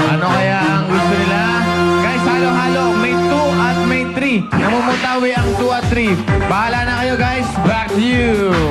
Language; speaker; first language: Filipino; native; Filipino